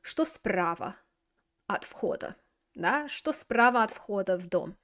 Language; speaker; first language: Russian; non-native, fluent; English